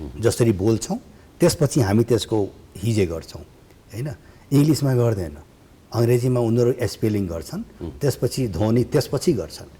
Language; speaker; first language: Nepali; non-native, local second language; Bhojpuri